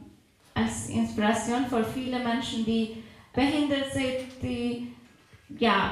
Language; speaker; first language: German; non-native, fluent; Persian